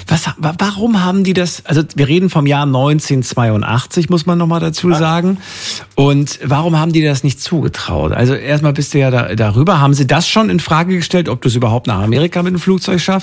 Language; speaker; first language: German; native; German